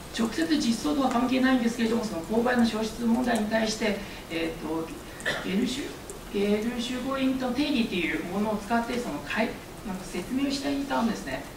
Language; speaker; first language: Japanese; early bilingual, other home language; Chinese